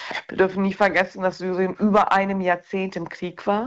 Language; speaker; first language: German; early bilingual, other home language; Turkish